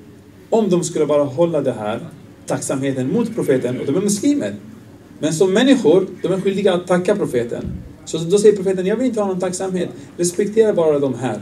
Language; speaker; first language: Swedish; non-native, fluent; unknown